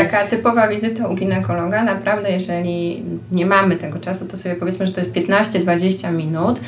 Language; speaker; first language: Polish; native; Polish